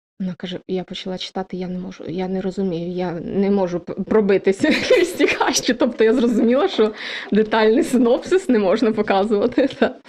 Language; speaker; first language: Ukrainian; native; Ukrainian